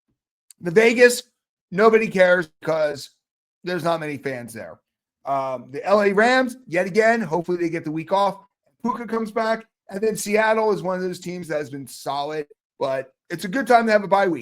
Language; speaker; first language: English; native; English